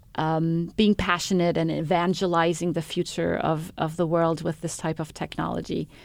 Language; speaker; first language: English; non-native, fluent; Arabic